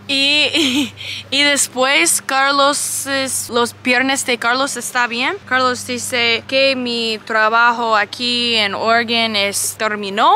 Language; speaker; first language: Spanish; non-native, learner; English